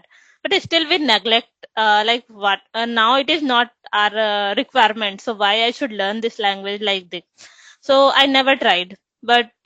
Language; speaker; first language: English; non-native, local second language; Hindi